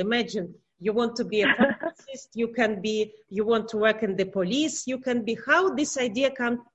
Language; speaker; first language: English; non-native, learner; Russian